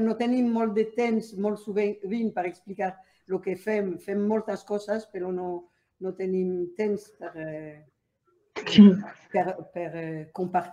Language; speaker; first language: Catalan; non-native, local second language; Spanish